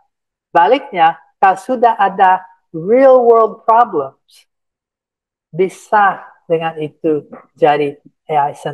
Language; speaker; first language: Indonesian; non-native, fluent; English